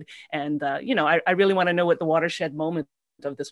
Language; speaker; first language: English; native; English